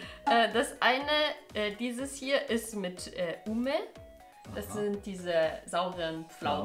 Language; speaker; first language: German; native; German